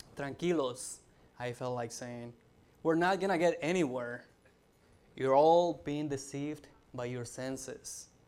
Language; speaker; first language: English; non-native, fluent; Spanish